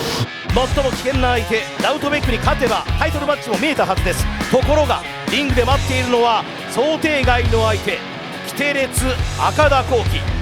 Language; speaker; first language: Japanese; native; Japanese